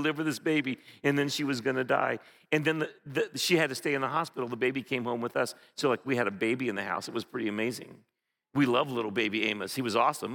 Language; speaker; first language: English; native; English